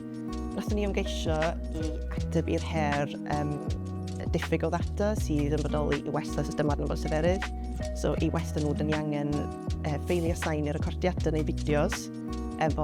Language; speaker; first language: Welsh; non-native, local second language; English